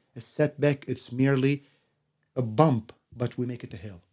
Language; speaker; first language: English; non-native, fluent; Arabic